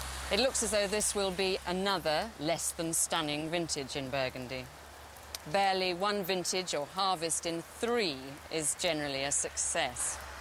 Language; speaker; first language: English; native; English